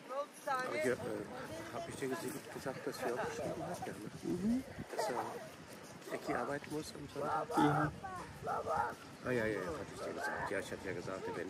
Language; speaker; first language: German; native; German